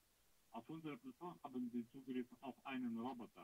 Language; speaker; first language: German; non-native, learner; Russian